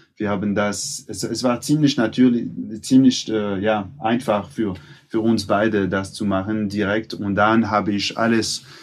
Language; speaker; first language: German; non-native, local second language; French